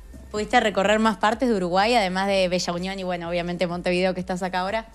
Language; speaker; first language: Spanish; native; Spanish